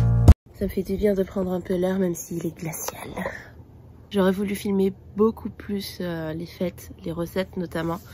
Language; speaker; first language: French; native; French